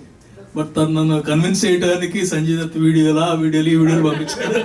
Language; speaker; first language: Telugu; native; Telugu